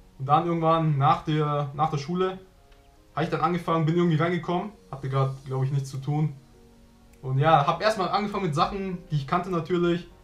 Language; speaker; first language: German; early bilingual, other home language; Vietnamese